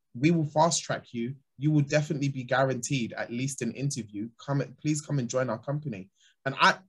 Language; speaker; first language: English; native; English